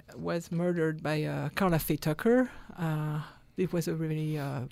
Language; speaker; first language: English; non-native, fluent; French